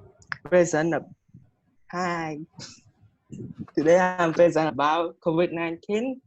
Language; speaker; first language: English; non-native, learner; Khmer